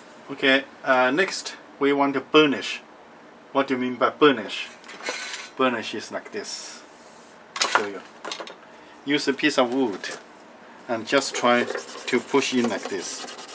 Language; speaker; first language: English; non-native, fluent; Chinese